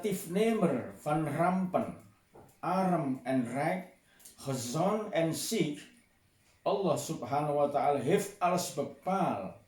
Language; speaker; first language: Dutch; non-native, fluent; Indonesian